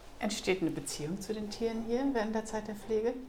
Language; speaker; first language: German; native; German